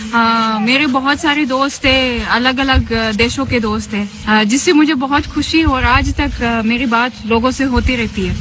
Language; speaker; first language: Hindi; non-native, fluent; Russian